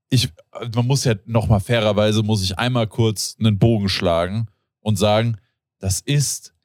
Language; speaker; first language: German; native; German